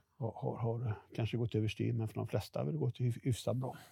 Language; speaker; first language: Swedish; native; Swedish